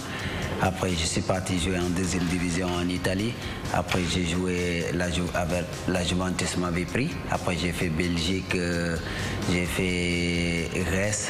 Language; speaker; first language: French; non-native, local second language; Wolof